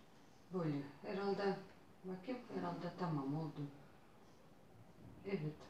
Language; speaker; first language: Turkish; non-native, learner; Russian